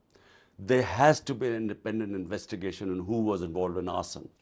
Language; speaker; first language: English; non-native, local second language; Urdu